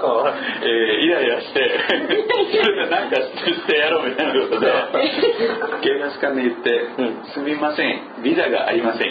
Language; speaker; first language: Japanese; non-native, fluent; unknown